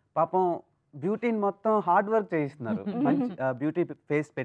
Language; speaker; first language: Telugu; native; Telugu